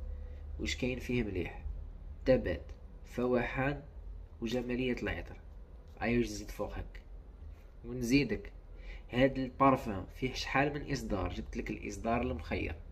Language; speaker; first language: Arabic; native; Arabic